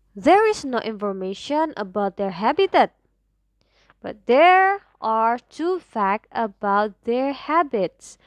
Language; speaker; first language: English; non-native, fluent; Indonesian